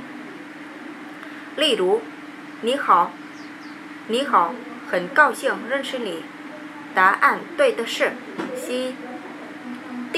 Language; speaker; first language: Chinese; non-native, learner; Vietnamese